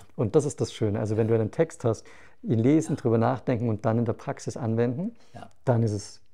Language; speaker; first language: German; native; German